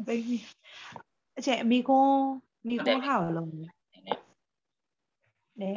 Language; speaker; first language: Korean; non-native, learner; Burmese